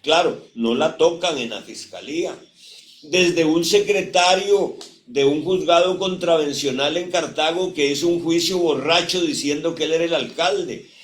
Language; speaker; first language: Spanish; native; Spanish